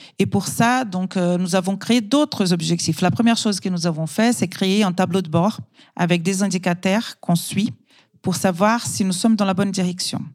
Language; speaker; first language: French; non-native, fluent; Portuguese